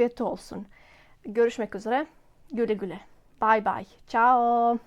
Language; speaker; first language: Turkish; non-native, fluent; Bosnian